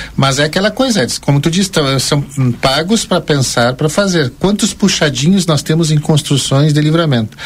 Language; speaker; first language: Portuguese; early bilingual, other home language; Spanish